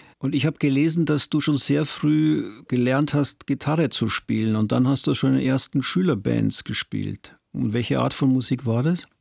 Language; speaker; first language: German; native; German